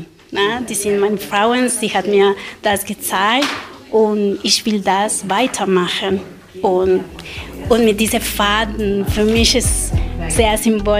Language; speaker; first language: German; non-native, learner; Spanish